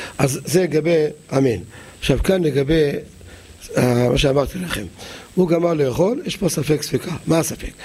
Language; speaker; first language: Hebrew; native; Hebrew